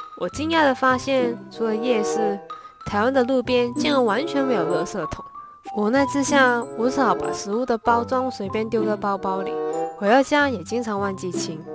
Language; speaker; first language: Chinese; non-native, local second language; Cantonese